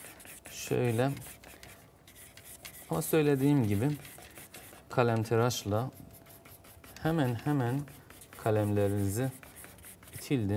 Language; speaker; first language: Turkish; non-native, fluent; Azerbaijani